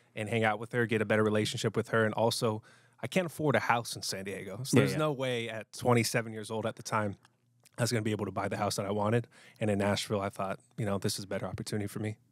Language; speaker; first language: English; native; English